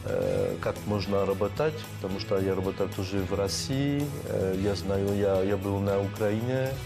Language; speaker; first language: Russian; non-native, fluent; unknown